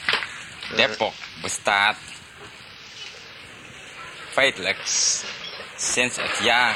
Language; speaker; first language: Dutch; early bilingual, heritage; Dutch